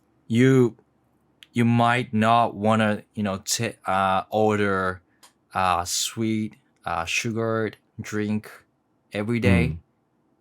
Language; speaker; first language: English; non-native, learner; Japanese